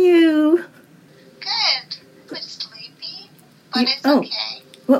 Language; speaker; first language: English; non-native, learner; Japanese